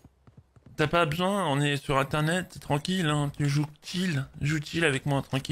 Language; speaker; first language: French; native; French